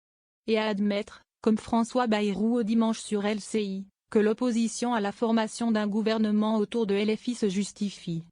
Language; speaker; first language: French; native; French